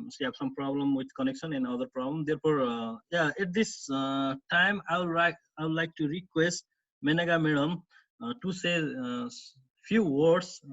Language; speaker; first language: English; non-native, local second language; Nepali